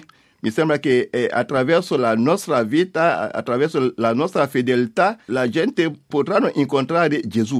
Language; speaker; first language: Italian; non-native, learner; French